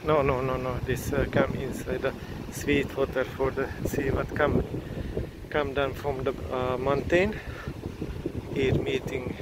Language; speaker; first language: English; non-native, learner; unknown